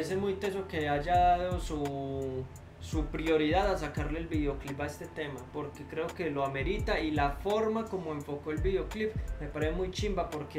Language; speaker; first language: Spanish; native; Spanish